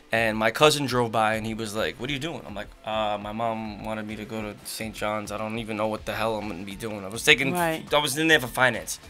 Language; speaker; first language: English; native; English